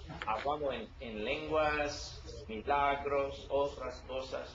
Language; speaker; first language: Spanish; non-native, learner; English